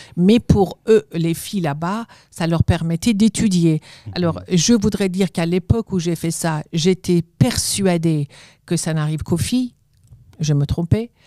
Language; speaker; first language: French; non-native, fluent; Persian